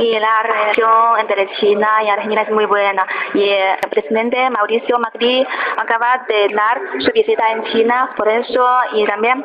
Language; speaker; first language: Spanish; non-native, learner; Chinese